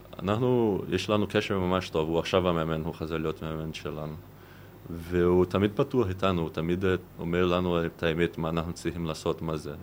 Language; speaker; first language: Hebrew; non-native, fluent; Portuguese